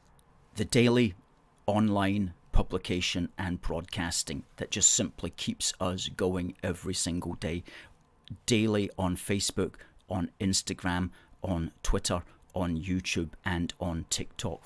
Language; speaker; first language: English; native; English